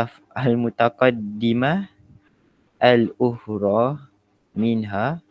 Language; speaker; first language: Arabic; non-native, learner; Malay